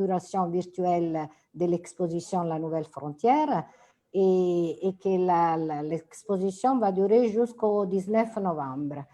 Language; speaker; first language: French; non-native, fluent; Italian